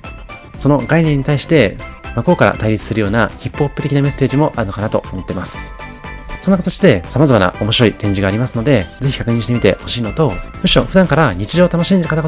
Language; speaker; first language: Japanese; native; Japanese